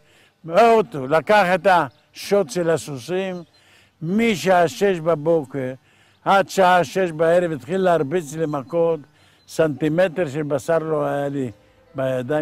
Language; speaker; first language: Hebrew; non-native, fluent; Ladino